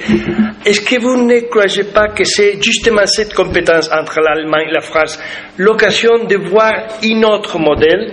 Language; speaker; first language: French; non-native, fluent; Spanish